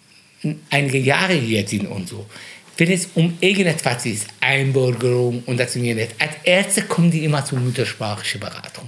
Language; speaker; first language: German; non-native, fluent; Persian